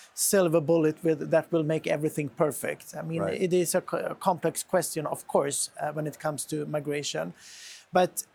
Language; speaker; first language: English; non-native, fluent; Swedish